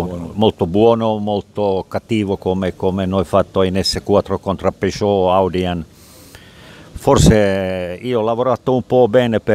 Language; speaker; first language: Italian; non-native, learner; Finnish